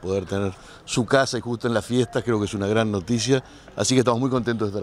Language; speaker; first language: Spanish; native; Spanish